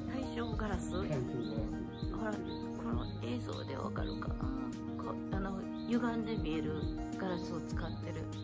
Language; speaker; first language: Japanese; native; Japanese